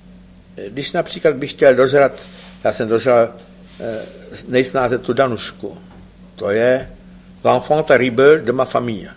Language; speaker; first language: Czech; native; Czech